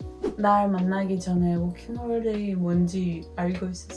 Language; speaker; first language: Korean; non-native, fluent; Dutch